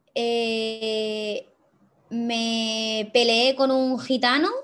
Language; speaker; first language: Spanish; native; Spanish